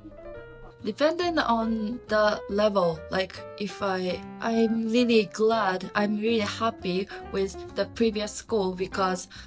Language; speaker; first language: English; non-native, learner; Japanese